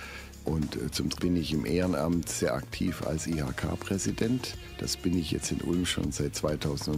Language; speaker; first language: German; native; German